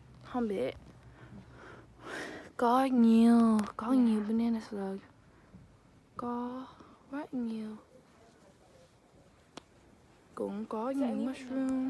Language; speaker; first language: Vietnamese; non-native, learner; English